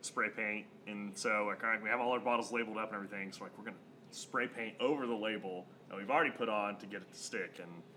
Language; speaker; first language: English; native; English